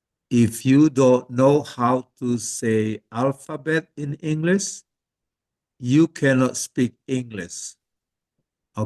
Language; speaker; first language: English; non-native, fluent; Indonesian